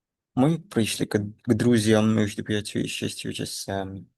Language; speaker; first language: Russian; non-native, learner; Indonesian